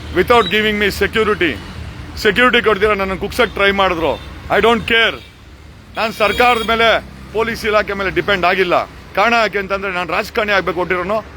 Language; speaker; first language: Kannada; native; Kannada